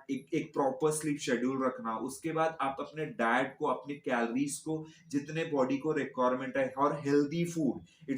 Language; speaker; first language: Hindi; native; Hindi